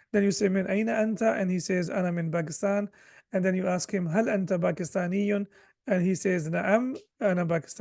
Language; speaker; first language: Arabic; non-native, fluent; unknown